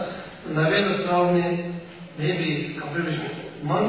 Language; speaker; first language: Russian; non-native, learner; Tibetan